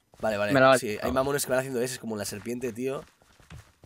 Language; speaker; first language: Spanish; native; Spanish